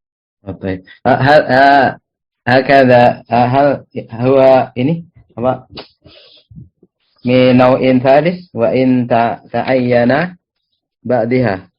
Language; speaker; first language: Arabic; non-native, learner; Malay